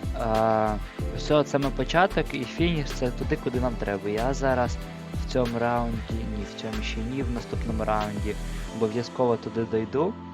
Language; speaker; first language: Ukrainian; native; Ukrainian